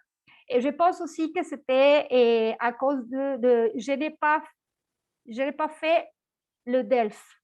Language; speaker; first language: French; non-native, fluent; Spanish